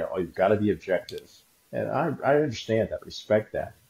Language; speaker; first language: English; native; English